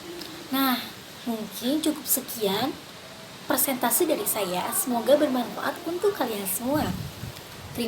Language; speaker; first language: Indonesian; native; Indonesian